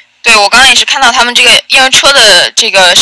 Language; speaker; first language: Chinese; native; Chinese